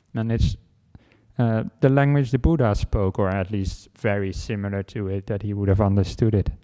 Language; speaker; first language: English; non-native, fluent; Dutch